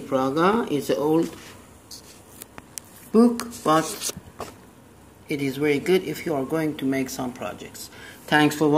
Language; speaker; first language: English; non-native, learner; Persian